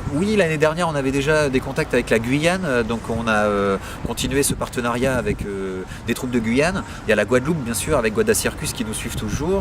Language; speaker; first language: French; native; French